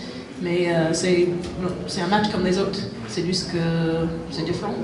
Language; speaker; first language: French; non-native, fluent; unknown